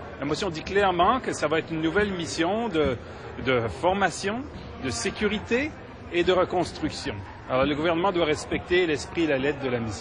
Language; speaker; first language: French; native; French